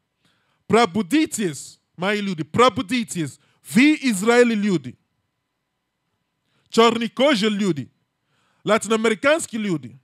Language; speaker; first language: Russian; non-native, learner; English